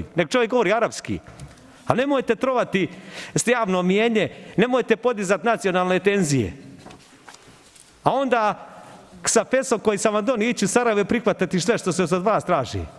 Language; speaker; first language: Serbian; native; Serbian